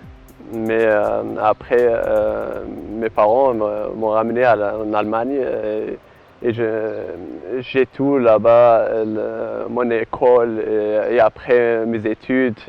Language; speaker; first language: French; non-native, learner; Arabic